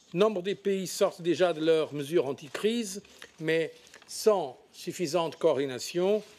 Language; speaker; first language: French; non-native, fluent; Portuguese